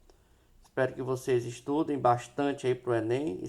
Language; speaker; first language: Portuguese; native; Portuguese